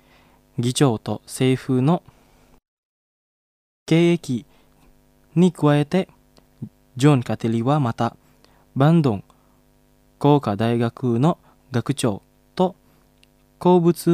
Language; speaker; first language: Japanese; non-native, fluent; Indonesian